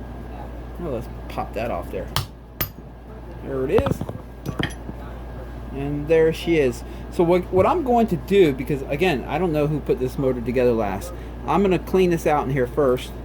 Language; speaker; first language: English; native; English